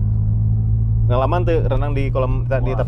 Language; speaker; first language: Indonesian; native; Indonesian